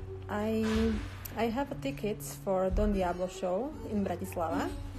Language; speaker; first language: English; non-native, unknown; Slovak